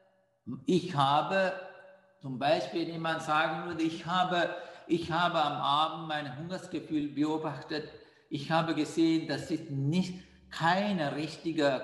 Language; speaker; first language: German; non-native, fluent; Sinhala